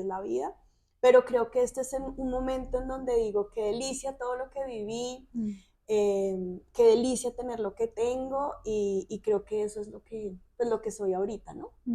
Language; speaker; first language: Spanish; native; Spanish